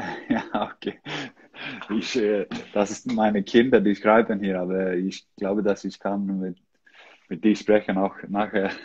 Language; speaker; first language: German; non-native, learner; Icelandic